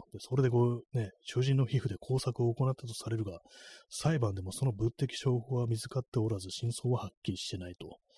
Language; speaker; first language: Japanese; native; Japanese